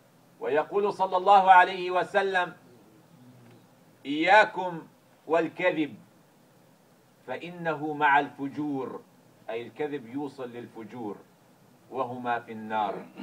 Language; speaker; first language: Arabic; native; Arabic